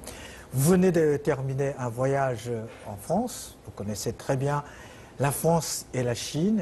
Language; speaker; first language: French; non-native, fluent; Chinese